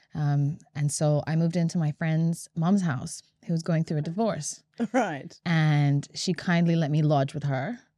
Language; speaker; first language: English; non-native, fluent; Latvian